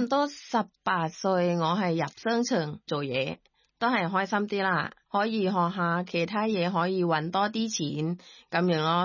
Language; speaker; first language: Cantonese; non-native, learner; Thai